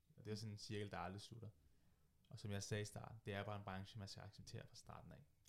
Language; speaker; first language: Danish; early bilingual, other home language; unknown